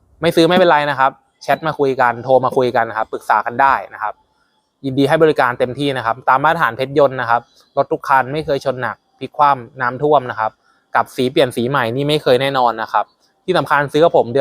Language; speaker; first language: Thai; native; Thai